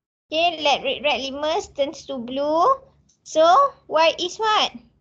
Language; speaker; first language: English; non-native, local second language; Malay